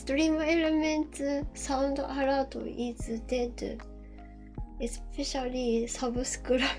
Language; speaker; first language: English; non-native, learner; Japanese